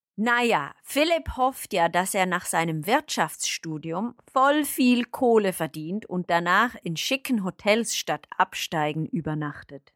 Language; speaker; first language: German; native; German